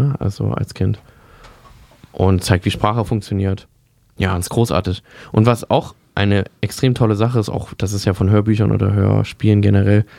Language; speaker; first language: German; native; German